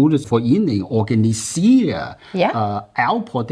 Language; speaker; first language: Danish; non-native, learner; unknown